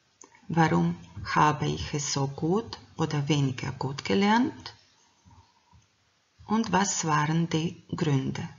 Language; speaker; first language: German; non-native, fluent; Croatian